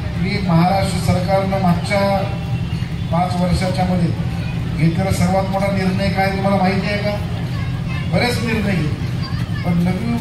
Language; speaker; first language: Marathi; non-native, local second language; Lambadi